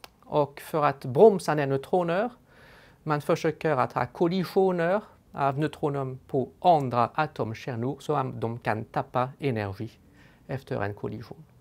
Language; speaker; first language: Swedish; non-native, fluent; French